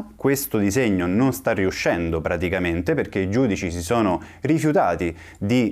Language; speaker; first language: Italian; native; Italian